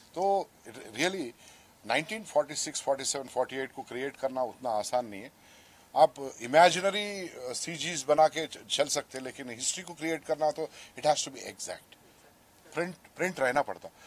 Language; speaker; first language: Hindi; non-native, local second language; Telugu